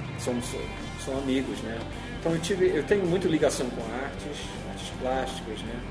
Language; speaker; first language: Portuguese; non-native, fluent; English